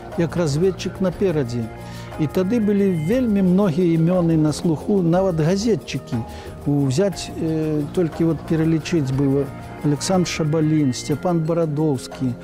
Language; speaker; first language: Belarusian; native; Belarusian